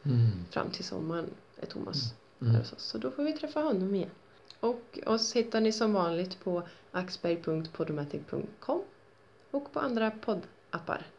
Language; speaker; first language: Swedish; native; Swedish